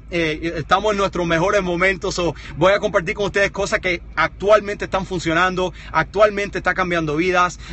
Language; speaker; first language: Spanish; early bilingual, heritage; Spanish